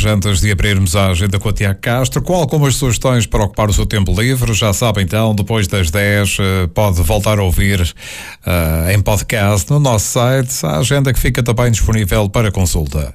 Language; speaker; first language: Portuguese; native; Portuguese